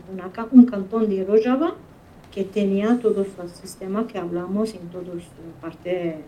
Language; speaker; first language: Spanish; non-native, fluent; Kurdish